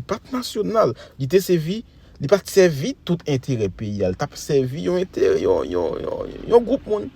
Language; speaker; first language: French; non-native, local second language; Haitian Creole